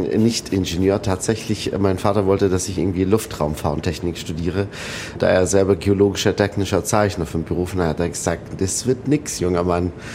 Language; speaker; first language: German; non-native, fluent; Arabic